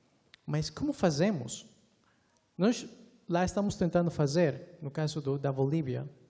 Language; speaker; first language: Portuguese; non-native, fluent; Spanish